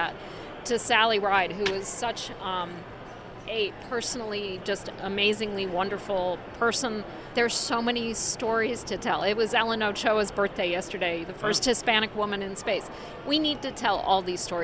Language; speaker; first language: English; native; English